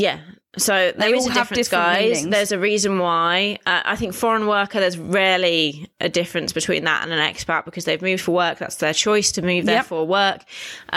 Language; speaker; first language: English; native; English